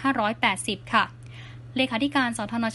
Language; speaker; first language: Thai; native; Thai